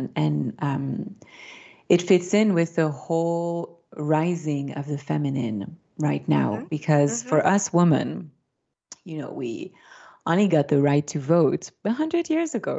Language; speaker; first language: English; non-native, fluent; French